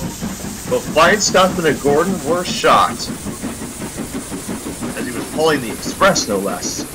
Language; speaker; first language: English; native; English